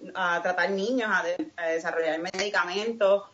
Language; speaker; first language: Spanish; native; Spanish